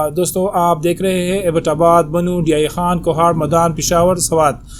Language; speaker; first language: Urdu; native; Urdu